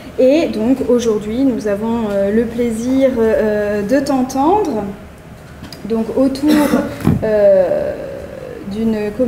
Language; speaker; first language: French; native; French